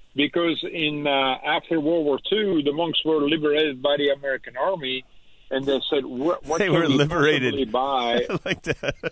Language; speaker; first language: English; non-native, fluent; Dutch